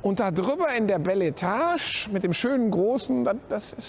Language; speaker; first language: German; native; German